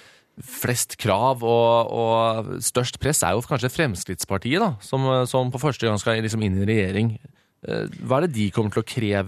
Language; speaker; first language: Norwegian; native; Norwegian